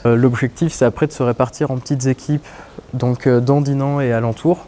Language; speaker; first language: French; native; French